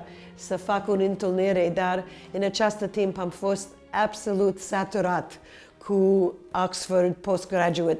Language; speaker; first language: Romanian; early bilingual, heritage; Romanian